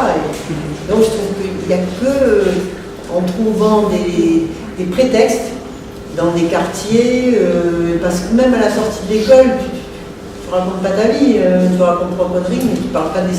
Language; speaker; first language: French; native; French